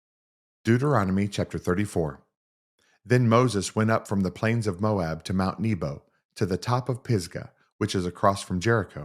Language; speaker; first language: English; native; English